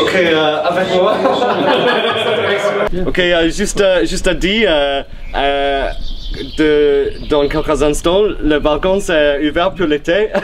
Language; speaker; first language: French; non-native, learner; English